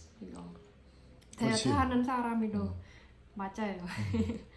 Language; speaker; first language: Korean; non-native, learner; Khmer